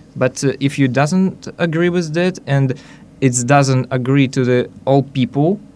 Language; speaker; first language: English; non-native, learner; Hungarian